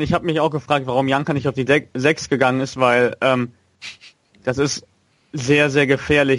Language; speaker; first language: German; native; German